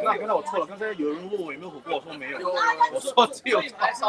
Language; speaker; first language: Chinese; early bilingual, heritage; Chinese